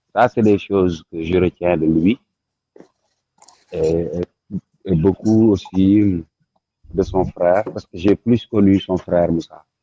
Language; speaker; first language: French; non-native, local second language; Wolof